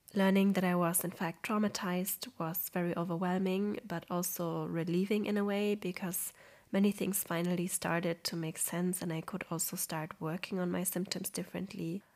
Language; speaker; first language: English; non-native, fluent; Polish